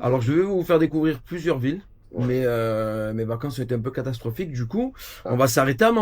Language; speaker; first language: French; native; French